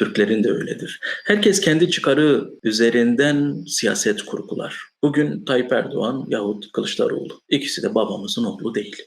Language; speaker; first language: Turkish; non-native, local second language; Kurdish